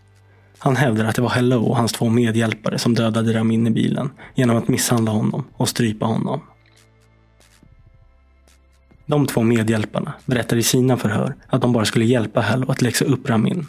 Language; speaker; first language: Swedish; native; Swedish